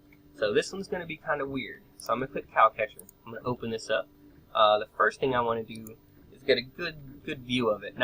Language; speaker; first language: English; native; English